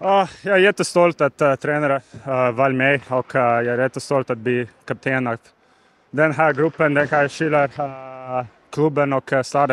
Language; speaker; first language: Swedish; non-native, learner; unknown